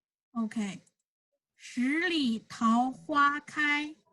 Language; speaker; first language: Chinese; non-native, fluent; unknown